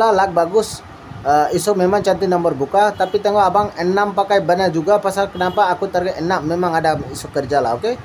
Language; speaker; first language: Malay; non-native, learner; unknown